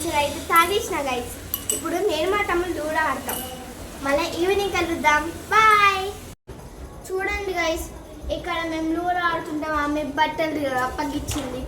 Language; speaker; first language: Telugu; non-native, local second language; Lambadi